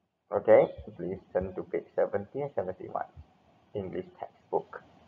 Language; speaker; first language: English; non-native, local second language; Chinese